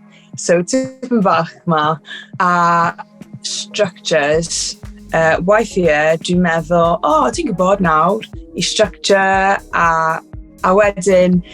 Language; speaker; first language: Welsh; non-native, learner; English